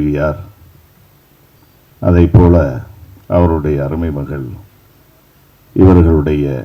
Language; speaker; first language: Tamil; native; Tamil